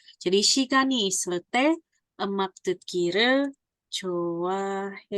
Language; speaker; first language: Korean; non-native, fluent; Indonesian